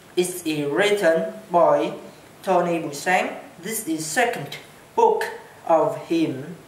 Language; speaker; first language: English; non-native, learner; Chinese